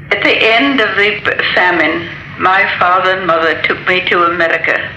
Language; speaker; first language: English; native; English